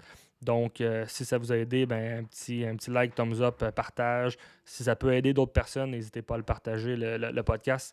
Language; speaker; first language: French; native; French